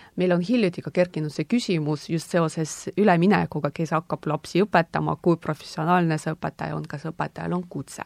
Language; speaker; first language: Estonian; non-native, local second language; Russian